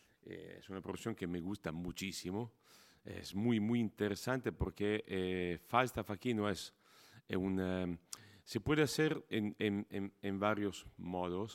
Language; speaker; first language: Spanish; non-native, fluent; Italian